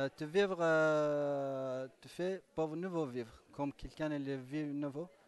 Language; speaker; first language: French; non-native, learner; Kurdish